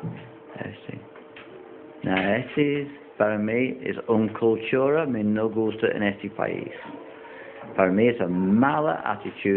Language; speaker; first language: Spanish; non-native, learner; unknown